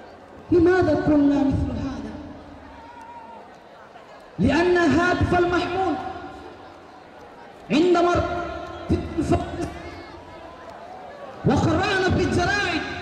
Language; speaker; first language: Arabic; non-native, learner; Achinese